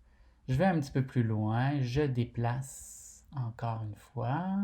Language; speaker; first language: French; native; French